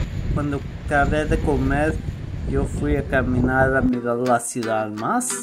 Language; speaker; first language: Spanish; non-native, learner; English